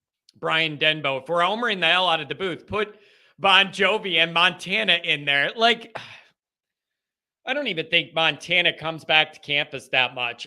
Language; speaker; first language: English; native; English